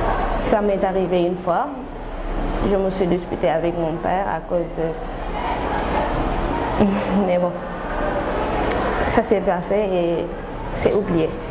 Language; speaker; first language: French; non-native, local second language; Wolof